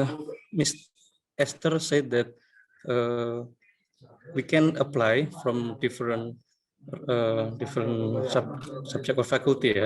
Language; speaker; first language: English; non-native, learner; Indonesian